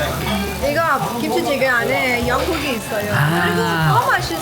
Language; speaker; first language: Korean; non-native, learner; Persian